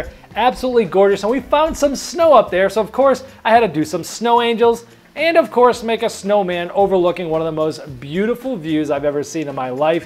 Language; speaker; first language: English; native; English